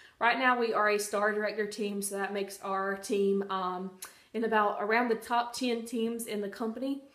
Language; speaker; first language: English; native; English